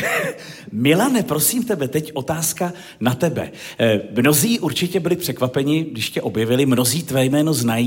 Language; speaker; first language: Czech; native; Czech